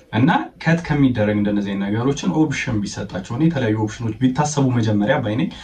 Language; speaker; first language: Amharic; native; Amharic